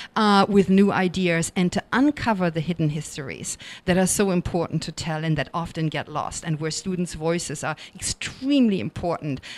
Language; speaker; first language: English; non-native, fluent; German